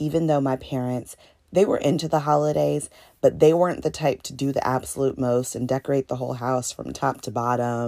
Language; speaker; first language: English; native; English